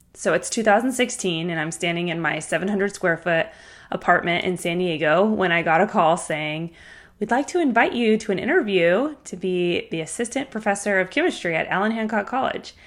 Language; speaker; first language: English; native; English